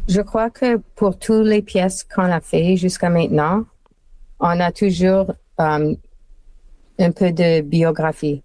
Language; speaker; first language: French; non-native, fluent; English